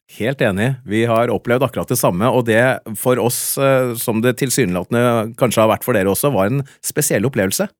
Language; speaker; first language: Norwegian; native; Norwegian